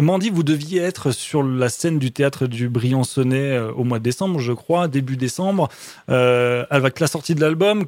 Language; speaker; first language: French; native; French